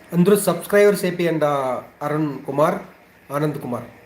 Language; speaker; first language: Tamil; non-native, local second language; Telugu